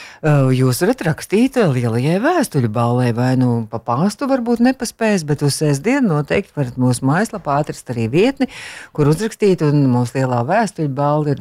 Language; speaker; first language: Latvian; native; Latvian